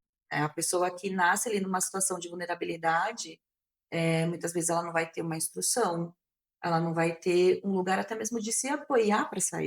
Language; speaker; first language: Portuguese; native; Portuguese